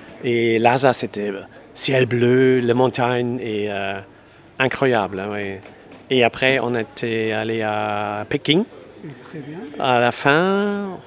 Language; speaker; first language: French; non-native, local second language; Luxembourgish